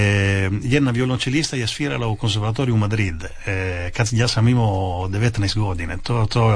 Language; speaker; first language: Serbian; non-native, fluent; Italian